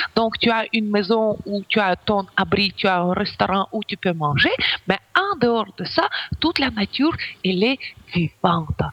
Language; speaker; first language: French; non-native, fluent; Ukrainian